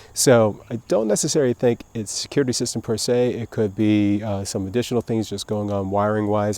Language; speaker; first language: English; native; English